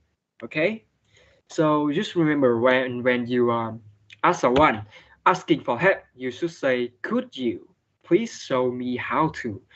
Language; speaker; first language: English; non-native, fluent; Vietnamese